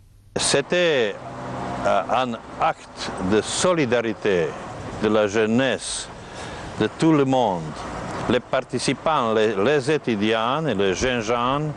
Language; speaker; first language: French; non-native, fluent; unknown